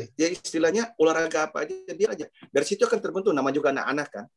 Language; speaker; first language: Indonesian; native; Indonesian